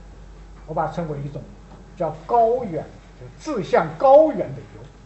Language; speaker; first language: Chinese; native; Chinese